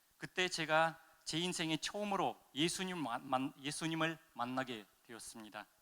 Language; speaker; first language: Korean; non-native, fluent; Russian